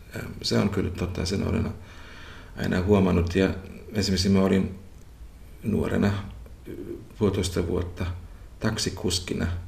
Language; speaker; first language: Finnish; non-native, fluent; German